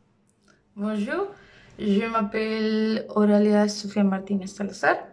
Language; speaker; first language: French; non-native, learner; Spanish